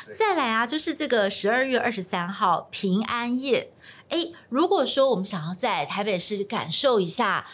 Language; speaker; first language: Chinese; native; Chinese